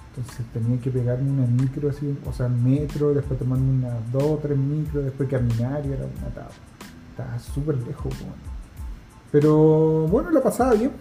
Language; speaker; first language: Spanish; native; Spanish